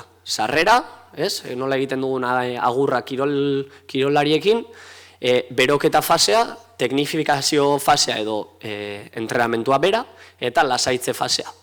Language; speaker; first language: Basque; native; Basque